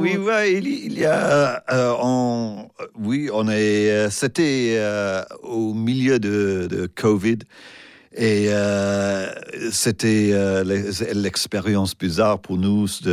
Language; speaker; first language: French; non-native, fluent; English